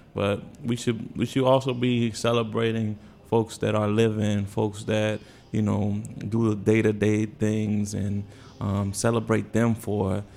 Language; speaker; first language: English; early bilingual, other home language; Spanish